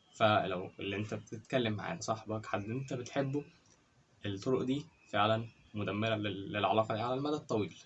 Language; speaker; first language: Arabic; native; Arabic